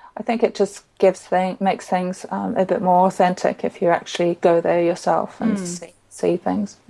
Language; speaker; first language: English; native; English